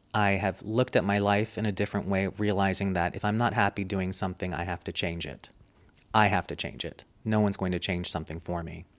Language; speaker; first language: English; native; English